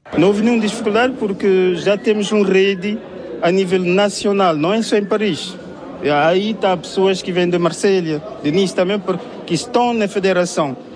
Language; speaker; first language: Portuguese; non-native, fluent; Kabuverdianu